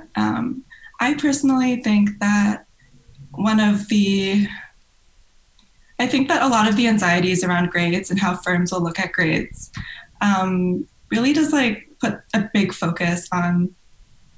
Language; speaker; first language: English; non-native, local second language; Cantonese